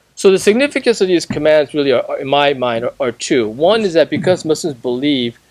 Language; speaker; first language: English; native; English